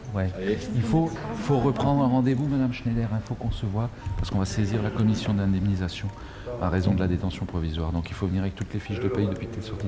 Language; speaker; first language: French; native; French